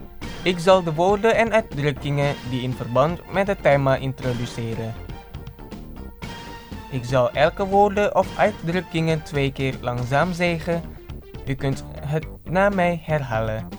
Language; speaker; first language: Dutch; non-native, fluent; Indonesian